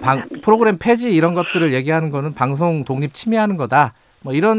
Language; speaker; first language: Korean; native; Korean